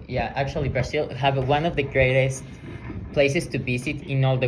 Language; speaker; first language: English; non-native, learner; Spanish